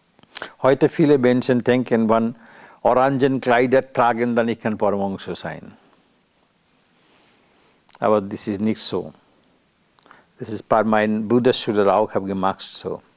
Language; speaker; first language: German; non-native, learner; Bangla